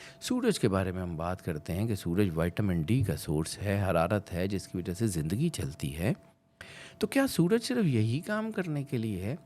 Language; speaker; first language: Urdu; non-native, local second language; Punjabi